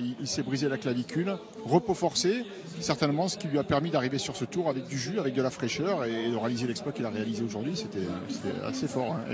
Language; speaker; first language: French; native; French